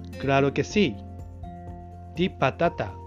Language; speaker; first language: Spanish; non-native, fluent; Japanese